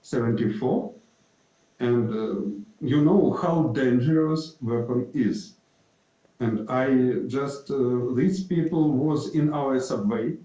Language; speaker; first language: English; non-native, fluent; Ukrainian